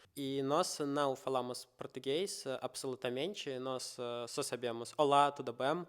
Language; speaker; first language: Portuguese; non-native, learner; Russian